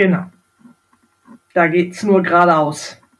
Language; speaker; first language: German; native; German